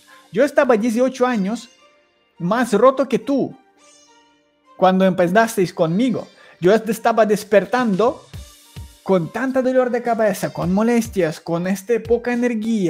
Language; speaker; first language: Spanish; non-native, learner; Ukrainian